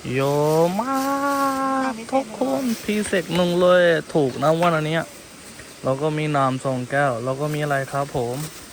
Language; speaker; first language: Thai; non-native, fluent; Punjabi